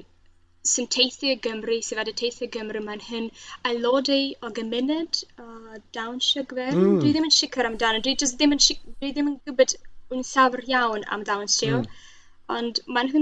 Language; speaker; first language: Welsh; non-native, learner; Russian